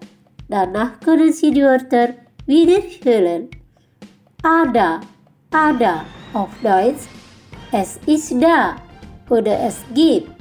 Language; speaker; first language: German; non-native, fluent; Indonesian